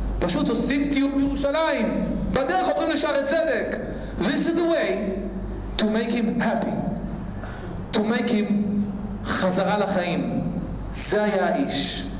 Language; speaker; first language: Hebrew; native; Hebrew